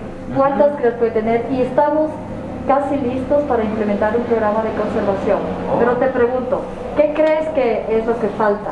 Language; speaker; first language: Spanish; native; Spanish